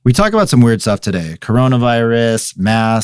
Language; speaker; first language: English; native; English